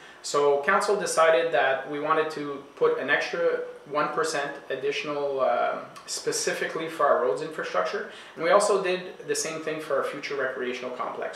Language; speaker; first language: English; non-native, local second language; French